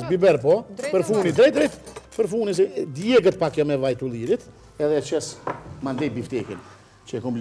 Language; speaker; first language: Albanian; native; Albanian